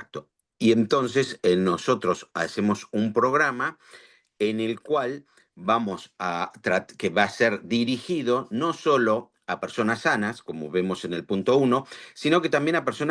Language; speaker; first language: Spanish; native; Spanish